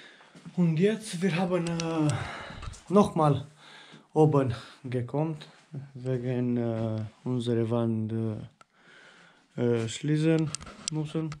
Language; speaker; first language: German; non-native, learner; Romanian